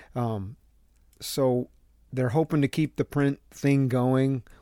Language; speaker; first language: English; native; English